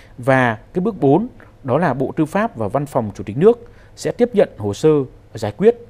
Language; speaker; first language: Vietnamese; native; Vietnamese